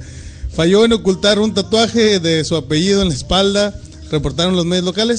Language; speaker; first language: Spanish; native; Spanish